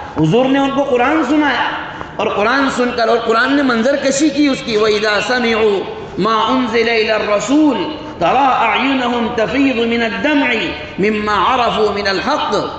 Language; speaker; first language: Urdu; native; Urdu